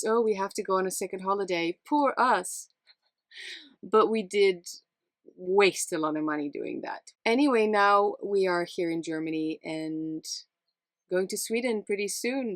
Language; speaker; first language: English; non-native, fluent; Dutch